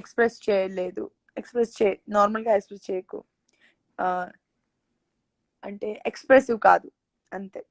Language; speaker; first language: Telugu; non-native, local second language; Gujarati